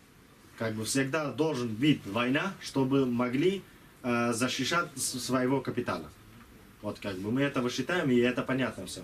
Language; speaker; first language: Russian; non-native, learner; Kurdish